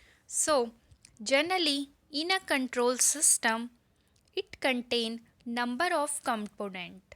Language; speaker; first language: English; non-native, local second language; Hindi